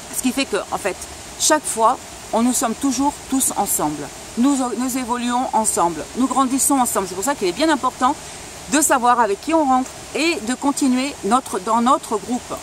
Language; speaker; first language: French; non-native, local second language; Spanish